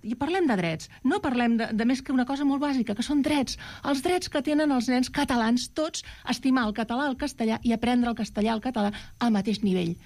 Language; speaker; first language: Catalan; non-native, local second language; Spanish